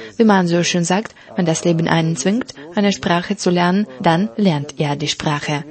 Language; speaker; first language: German; non-native, fluent; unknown